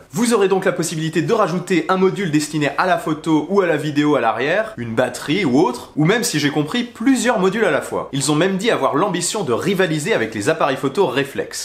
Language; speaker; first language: French; native; French